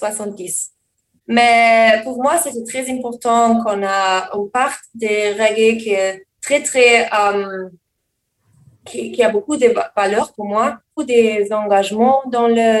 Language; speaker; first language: French; non-native, learner; German